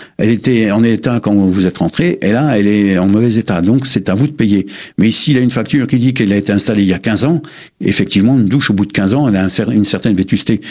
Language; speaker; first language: French; native; French